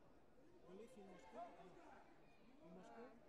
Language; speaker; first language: English; non-native, learner; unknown